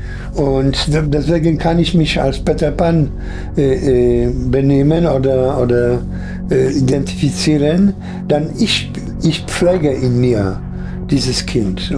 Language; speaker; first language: German; non-native, fluent; Polish